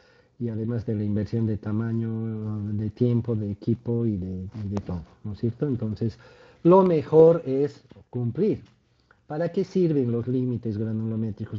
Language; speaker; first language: Spanish; native; Spanish